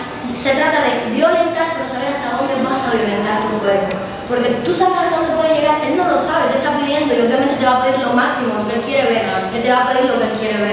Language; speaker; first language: Spanish; native; Spanish